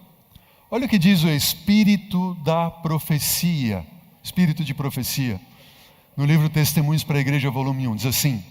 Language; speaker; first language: Portuguese; native; Portuguese